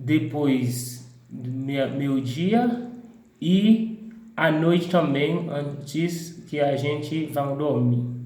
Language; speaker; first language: Portuguese; non-native, fluent; Haitian Creole